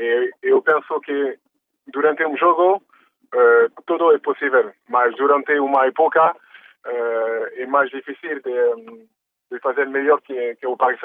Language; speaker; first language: Portuguese; early bilingual, heritage; French